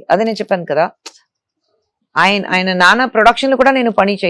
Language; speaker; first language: Telugu; non-native, fluent; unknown